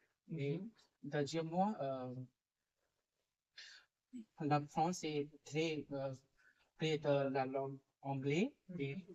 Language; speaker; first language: French; non-native, learner; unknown